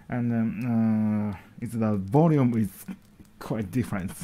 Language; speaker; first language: English; non-native, learner; Japanese